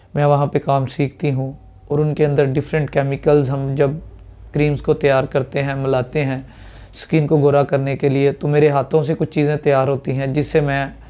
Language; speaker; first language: Urdu; native; Urdu